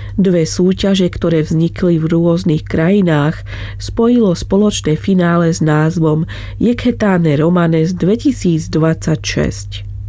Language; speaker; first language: Slovak; native; Slovak